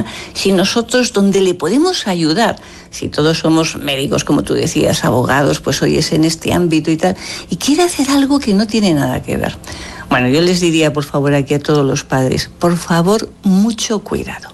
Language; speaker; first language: Spanish; native; Spanish